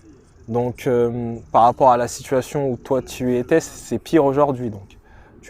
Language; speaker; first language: French; native; French